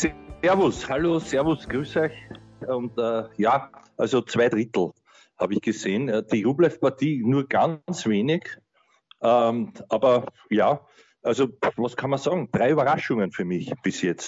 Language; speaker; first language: German; native; German